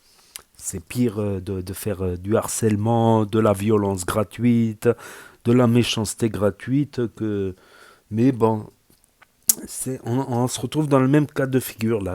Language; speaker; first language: French; native; French